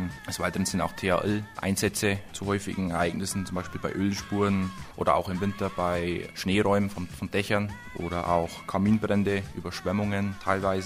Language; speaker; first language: German; native; German